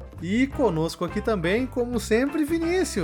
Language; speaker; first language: Portuguese; native; Portuguese